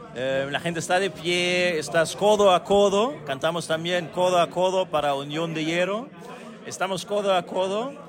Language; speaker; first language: Spanish; non-native, fluent; German